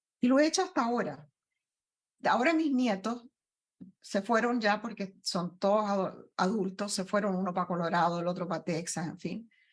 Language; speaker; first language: Spanish; native; Spanish